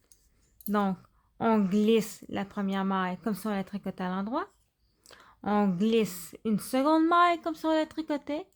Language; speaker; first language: French; native; French